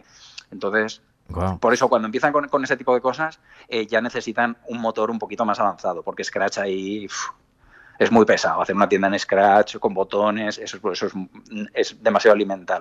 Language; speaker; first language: Spanish; native; Spanish